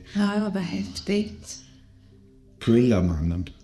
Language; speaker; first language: Swedish; native; Swedish